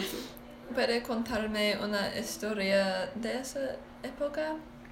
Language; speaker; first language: Spanish; non-native, learner; English